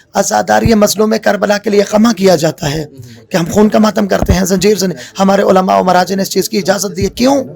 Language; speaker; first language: Urdu; native; Urdu